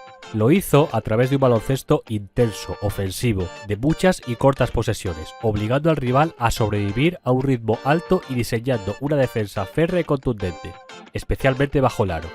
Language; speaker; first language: Spanish; native; Spanish